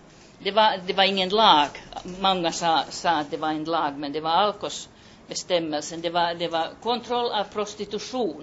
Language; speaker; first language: Swedish; non-native, local second language; Finnish